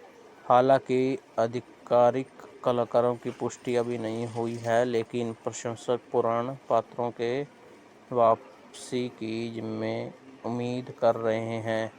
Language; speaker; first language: Hindi; native; Hindi